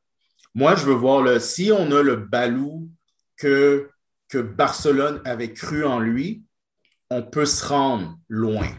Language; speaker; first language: French; native; French